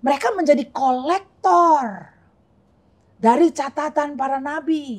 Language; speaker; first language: Indonesian; native; Indonesian